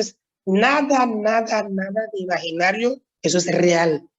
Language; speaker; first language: Spanish; non-native, local second language; Haitian Creole